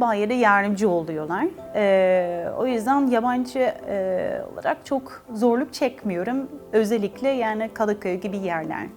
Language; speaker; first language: Turkish; non-native, learner; Dutch